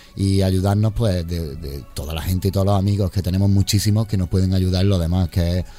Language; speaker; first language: Spanish; native; Spanish